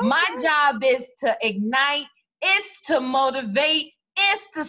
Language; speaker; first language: English; native; English